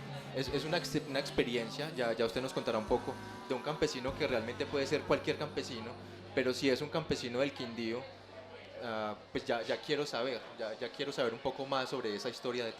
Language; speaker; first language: Spanish; native; Spanish